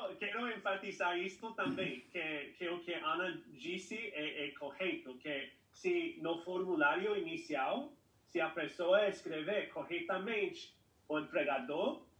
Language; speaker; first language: Portuguese; non-native, fluent; English